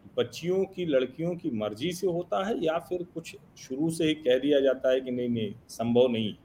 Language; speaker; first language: Hindi; native; Hindi